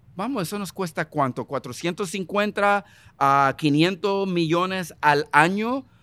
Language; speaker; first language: Spanish; early bilingual, heritage; Spanish